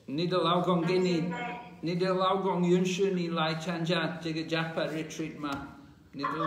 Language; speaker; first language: Chinese; non-native, fluent; English